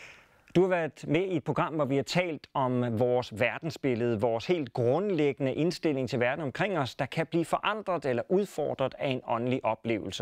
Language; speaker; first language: Danish; native; Danish